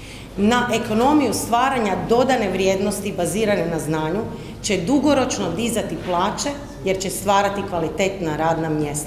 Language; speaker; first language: Croatian; native; Croatian